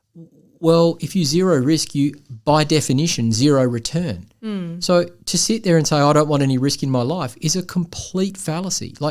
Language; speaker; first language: English; native; English